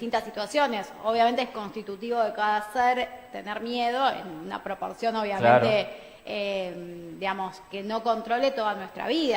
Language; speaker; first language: Spanish; native; Spanish